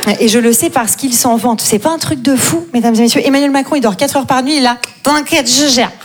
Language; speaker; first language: French; native; French